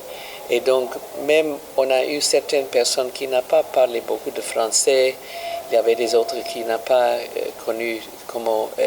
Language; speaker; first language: French; non-native, learner; English